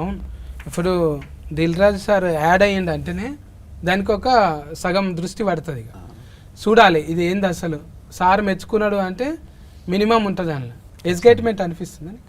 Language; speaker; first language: Telugu; native; Telugu